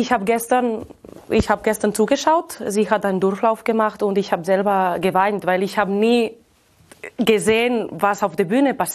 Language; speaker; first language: German; non-native, fluent; Catalan